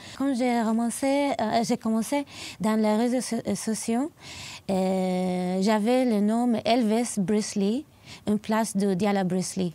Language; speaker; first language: French; non-native, learner; Arabic